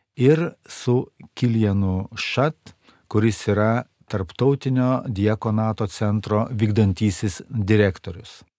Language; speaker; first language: Lithuanian; native; Lithuanian